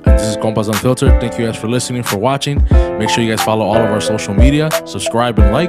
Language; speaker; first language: English; early bilingual, other home language; Spanish